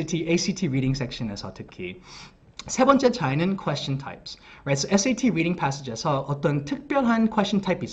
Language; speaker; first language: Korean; early bilingual, heritage; English